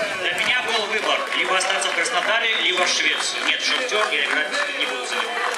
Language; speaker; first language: Russian; native; Russian